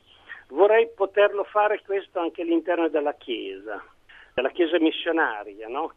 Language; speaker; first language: Italian; native; Italian